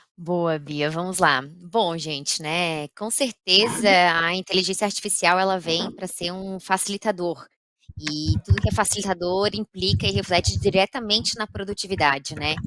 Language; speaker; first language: Portuguese; native; Portuguese